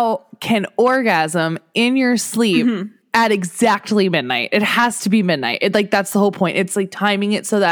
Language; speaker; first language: English; native; English